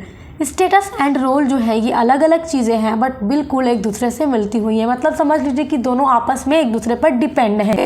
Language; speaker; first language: Hindi; native; Hindi